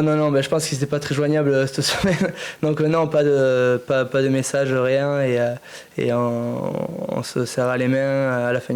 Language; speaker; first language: French; native; French